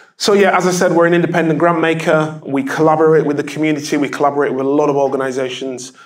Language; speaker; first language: English; native; English